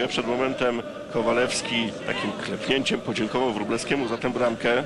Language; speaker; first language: Polish; native; Polish